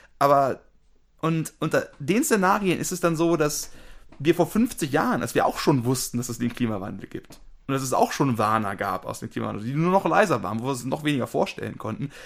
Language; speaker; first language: German; native; German